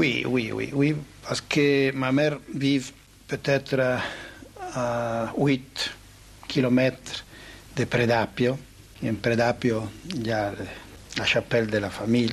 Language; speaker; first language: French; non-native, learner; Italian